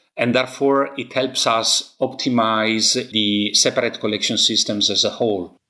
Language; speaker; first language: English; non-native, fluent; Italian